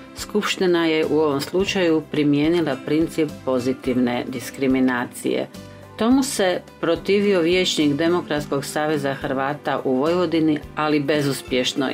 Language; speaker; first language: Croatian; early bilingual, heritage; Croatian